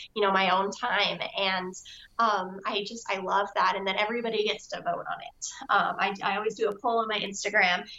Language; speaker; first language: English; native; English